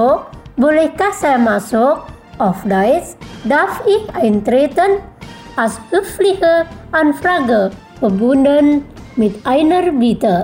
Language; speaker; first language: German; non-native, fluent; Indonesian